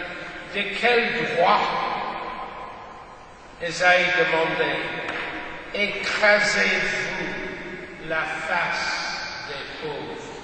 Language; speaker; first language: French; non-native, fluent; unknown